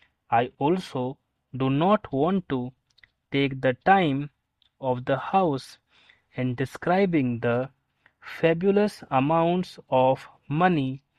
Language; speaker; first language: English; non-native, local second language; Hindi